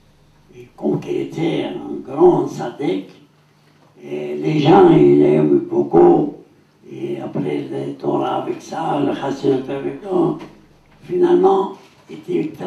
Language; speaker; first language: French; non-native, learner; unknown